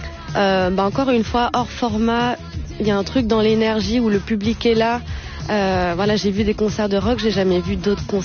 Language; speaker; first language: French; native; French